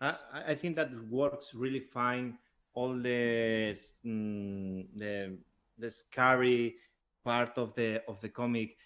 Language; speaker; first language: English; non-native, learner; Spanish